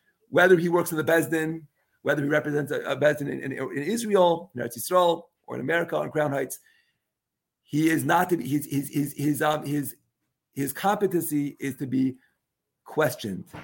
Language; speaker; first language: English; native; English